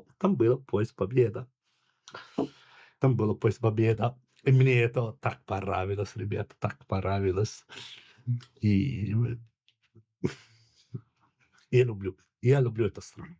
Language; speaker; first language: Russian; non-native, learner; Italian